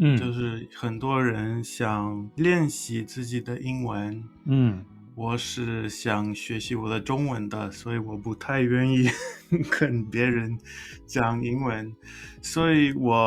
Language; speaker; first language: Chinese; non-native, fluent; English